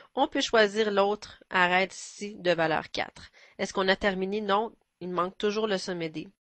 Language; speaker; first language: French; native; French